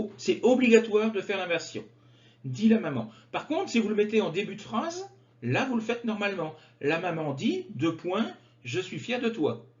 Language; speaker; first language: French; native; French